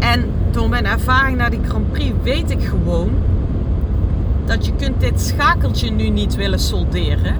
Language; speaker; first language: Dutch; native; Dutch